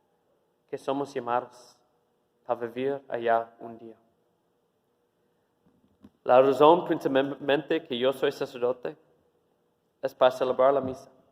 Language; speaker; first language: Spanish; non-native, fluent; English